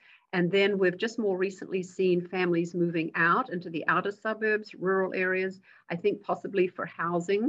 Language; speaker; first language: English; native; English